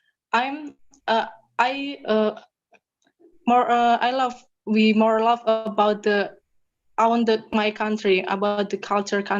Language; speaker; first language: English; non-native, learner; Indonesian